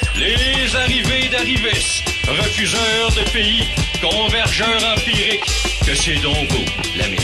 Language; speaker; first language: French; native; French